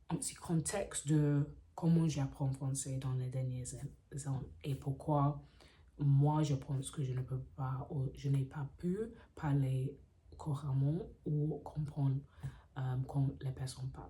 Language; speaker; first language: French; non-native, learner; English